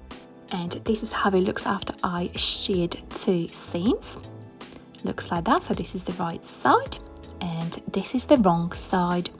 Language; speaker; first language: English; non-native, fluent; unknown